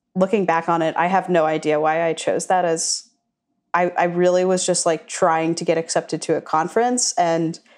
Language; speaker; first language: English; native; English